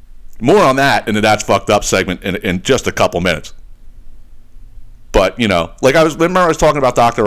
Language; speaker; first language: English; native; English